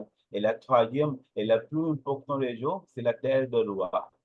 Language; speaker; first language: French; non-native, learner; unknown